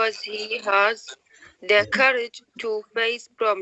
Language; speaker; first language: English; non-native, learner; Arabic